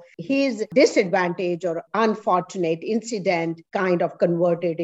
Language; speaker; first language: English; non-native, local second language; Punjabi